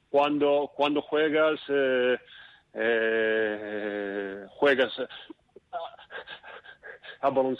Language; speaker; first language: Spanish; non-native, fluent; Italian